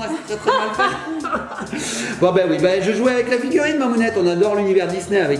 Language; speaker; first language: French; native; French